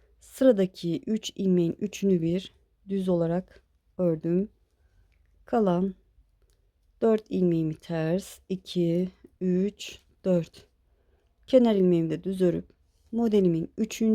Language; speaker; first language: Turkish; native; Turkish